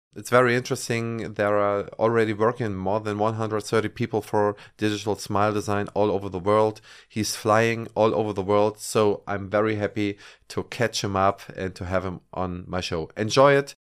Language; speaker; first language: English; non-native, fluent; German